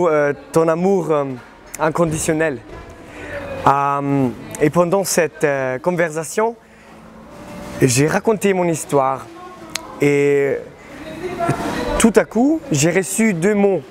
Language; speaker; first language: French; non-native, learner; German